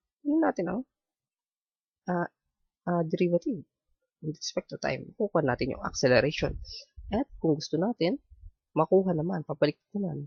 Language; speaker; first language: Filipino; native; Filipino